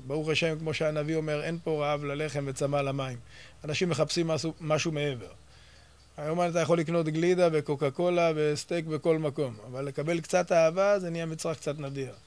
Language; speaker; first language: Hebrew; native; Hebrew